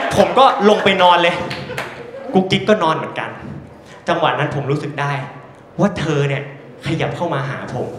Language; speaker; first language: Thai; native; Thai